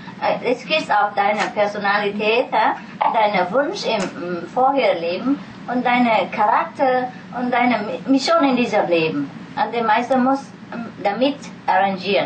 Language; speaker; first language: German; non-native, fluent; Vietnamese